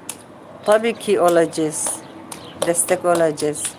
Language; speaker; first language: Turkish; non-native, local second language; Kurdish